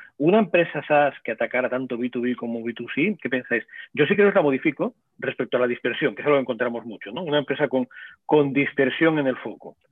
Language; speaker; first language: Spanish; native; Spanish